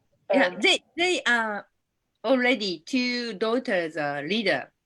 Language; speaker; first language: English; non-native, learner; Japanese